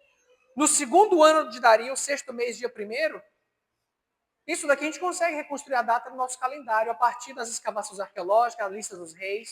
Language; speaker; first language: Portuguese; native; Portuguese